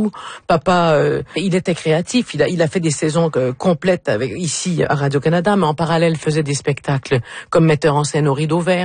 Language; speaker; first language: French; native; French